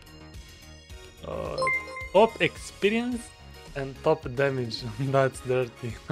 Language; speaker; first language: English; non-native, learner; Croatian